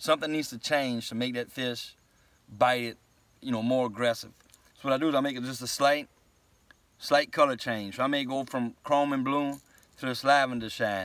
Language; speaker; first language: English; native; English